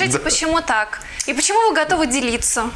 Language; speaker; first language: Russian; native; Russian